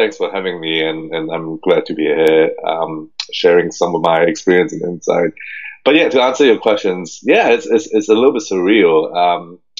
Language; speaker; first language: English; early bilingual, other home language; Cantonese